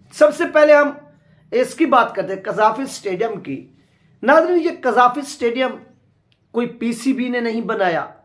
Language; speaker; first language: Urdu; native; Urdu